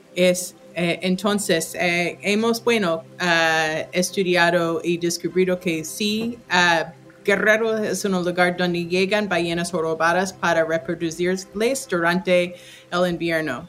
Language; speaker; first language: Spanish; non-native, fluent; English